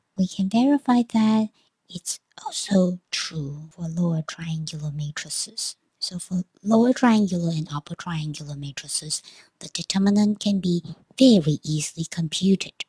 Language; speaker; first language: English; non-native, fluent; Chinese